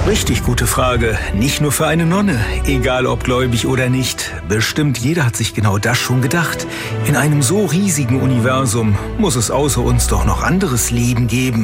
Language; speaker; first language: German; native; German